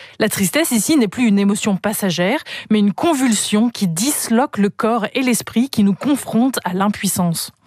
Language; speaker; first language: French; native; French